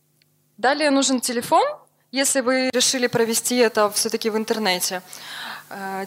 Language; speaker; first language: Russian; native; Russian